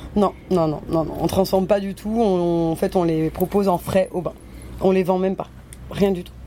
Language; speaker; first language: French; native; French